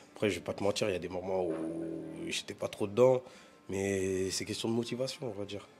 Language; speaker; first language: French; native; French